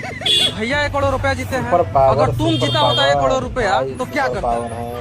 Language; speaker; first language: Hindi; native; Hindi